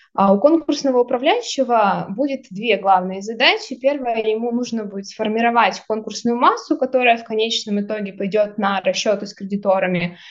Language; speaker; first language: Russian; native; Russian